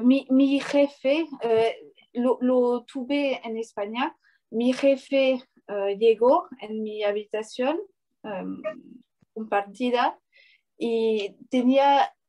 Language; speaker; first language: Spanish; non-native, learner; French